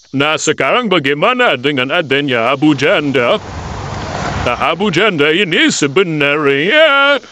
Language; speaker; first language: Indonesian; native; Indonesian